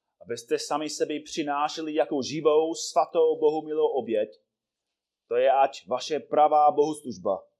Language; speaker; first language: Czech; non-native, fluent; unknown